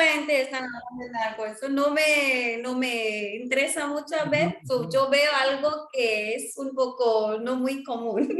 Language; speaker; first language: Spanish; non-native, fluent; Marwari